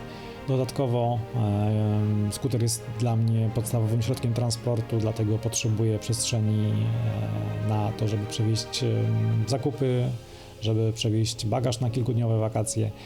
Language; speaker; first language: Polish; native; Polish